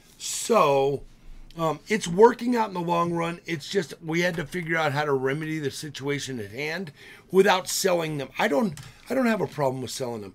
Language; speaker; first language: English; native; English